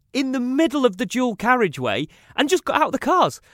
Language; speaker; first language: English; native; English